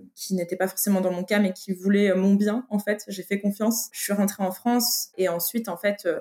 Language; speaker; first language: French; native; French